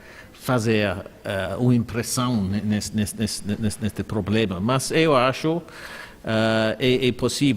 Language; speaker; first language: Portuguese; non-native, fluent; English